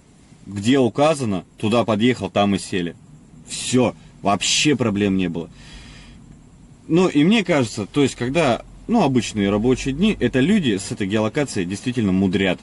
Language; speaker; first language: Russian; native; Russian